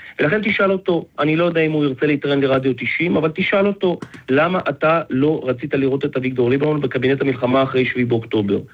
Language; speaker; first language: Hebrew; non-native, fluent; Russian